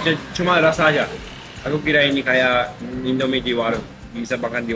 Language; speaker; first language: Indonesian; non-native, fluent; Japanese